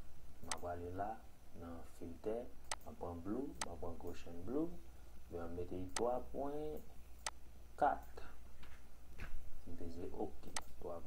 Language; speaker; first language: French; non-native, learner; Haitian Creole